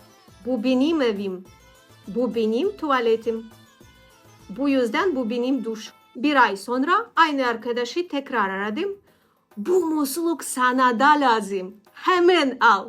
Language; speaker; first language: Turkish; non-native, learner; Russian